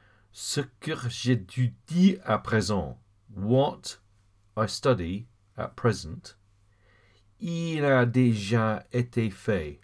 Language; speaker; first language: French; non-native, fluent; English